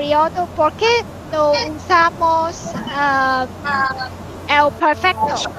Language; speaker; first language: Spanish; non-native, learner; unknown